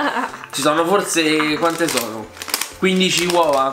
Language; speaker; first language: Italian; native; Italian